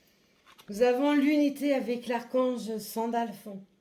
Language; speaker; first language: French; native; French